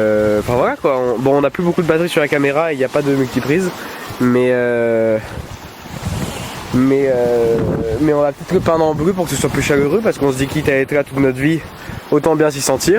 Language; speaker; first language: French; native; French